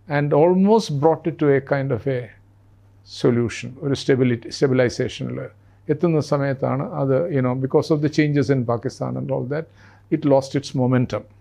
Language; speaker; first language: English; non-native, local second language; Malayalam